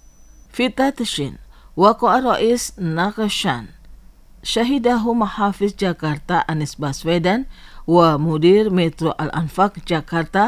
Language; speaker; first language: Arabic; non-native, fluent; Indonesian